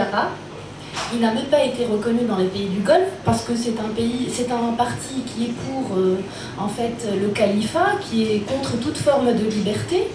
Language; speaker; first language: French; non-native, local second language; Arabic